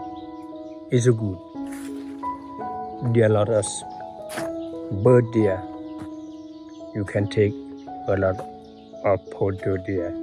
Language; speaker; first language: English; non-native, learner; Khmer